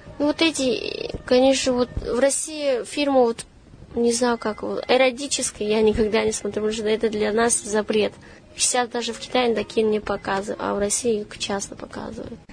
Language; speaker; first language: Russian; non-native, fluent; Chinese